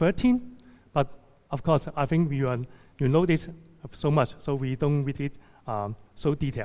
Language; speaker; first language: English; non-native, local second language; Cantonese